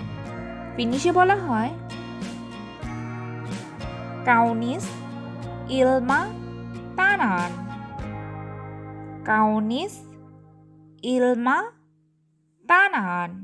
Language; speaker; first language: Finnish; non-native, learner; Bangla